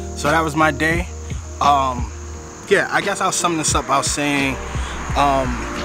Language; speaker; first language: English; native; English